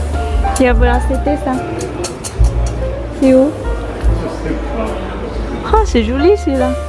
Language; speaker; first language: French; non-native, learner; Vietnamese